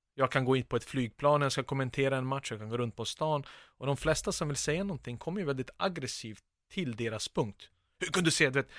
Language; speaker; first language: Swedish; early bilingual, other home language; Bosnian